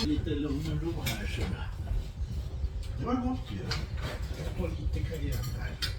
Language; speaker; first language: Swedish; native; Swedish